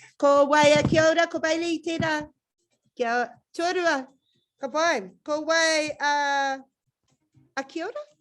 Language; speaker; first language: Māori; non-native, local second language; English